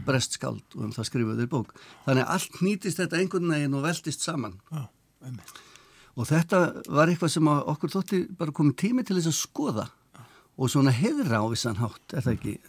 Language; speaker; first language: Icelandic; native; Icelandic